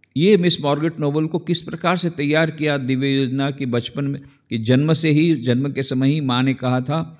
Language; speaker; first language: Hindi; non-native, local second language; Gujarati